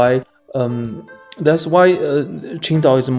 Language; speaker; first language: English; non-native, fluent; Chinese